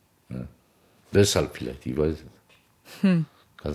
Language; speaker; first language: German; non-native, local second language; Turkish